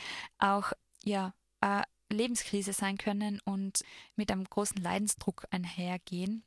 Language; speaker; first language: German; native; German